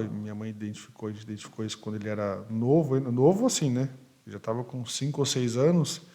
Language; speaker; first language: Portuguese; native; Portuguese